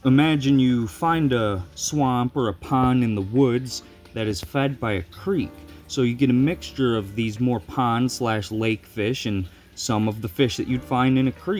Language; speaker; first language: English; native; English